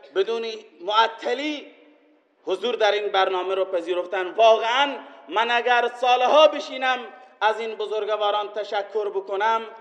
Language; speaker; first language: Persian; non-native, local second language; Baluchi